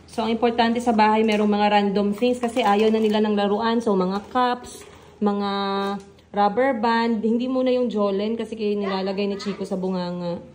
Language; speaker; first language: Filipino; native; Filipino